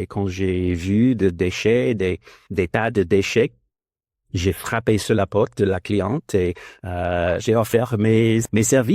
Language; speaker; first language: French; non-native, learner; English